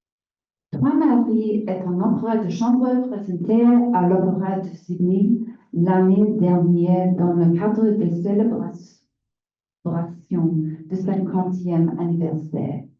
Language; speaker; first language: French; non-native, learner; English